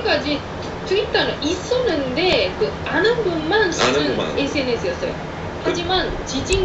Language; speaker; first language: Korean; non-native, fluent; Japanese